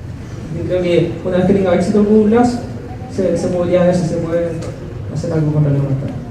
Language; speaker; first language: Spanish; native; Spanish